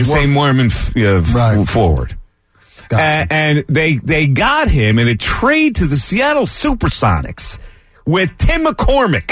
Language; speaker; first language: English; native; English